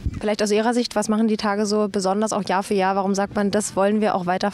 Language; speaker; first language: German; native; German